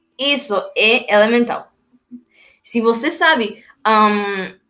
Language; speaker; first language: Portuguese; non-native, learner; Spanish